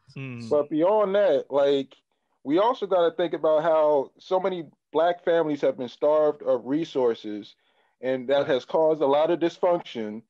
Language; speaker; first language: English; native; English